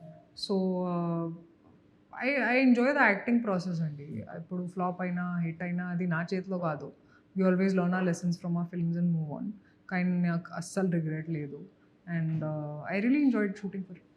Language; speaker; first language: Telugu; non-native, local second language; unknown